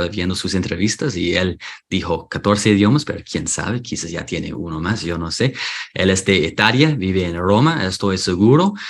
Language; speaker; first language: Spanish; non-native, fluent; English